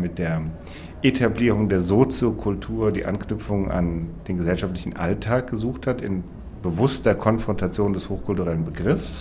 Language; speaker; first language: German; native; German